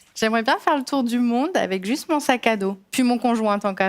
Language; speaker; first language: French; native; French